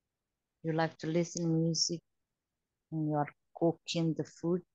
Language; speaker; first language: English; non-native, learner; Somali